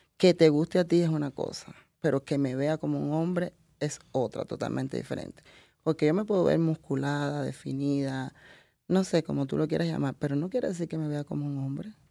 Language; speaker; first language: Spanish; native; Spanish